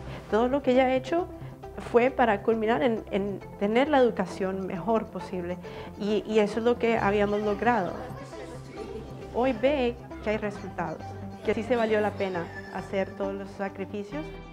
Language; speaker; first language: Spanish; early bilingual, heritage; Spanish